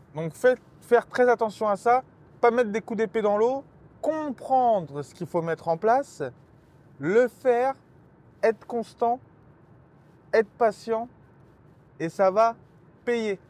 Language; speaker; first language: French; native; French